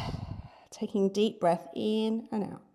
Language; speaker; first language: English; native; English